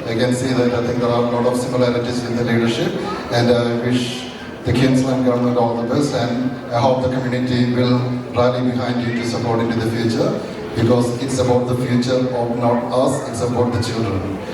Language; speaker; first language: English; non-native, local second language; Malayalam